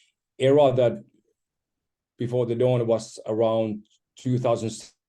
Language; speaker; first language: English; non-native, fluent; Finnish